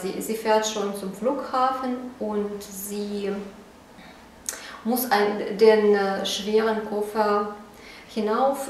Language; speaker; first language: German; non-native, fluent; Russian